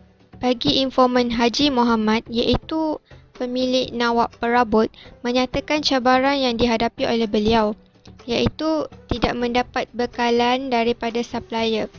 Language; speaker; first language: Malay; native; Malay